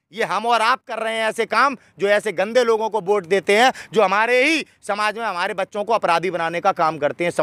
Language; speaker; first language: Hindi; native; Hindi